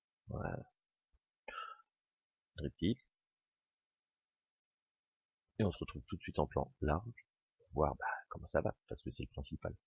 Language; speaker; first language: French; native; French